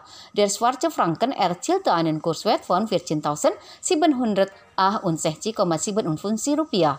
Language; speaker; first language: German; non-native, fluent; Indonesian